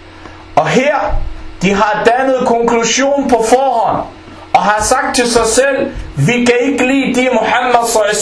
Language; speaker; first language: Danish; non-native, fluent; Arabic